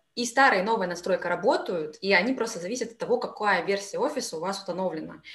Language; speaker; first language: Russian; native; Russian